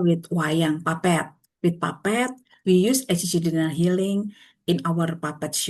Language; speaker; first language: English; non-native, learner; Indonesian